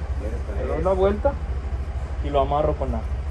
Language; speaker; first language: Spanish; native; Spanish